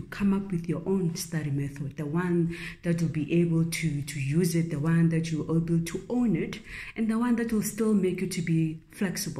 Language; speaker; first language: English; non-native, local second language; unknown